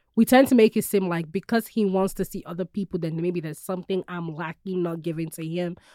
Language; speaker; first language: English; non-native, local second language; Yoruba